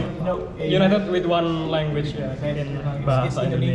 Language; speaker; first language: English; non-native, fluent; Javanese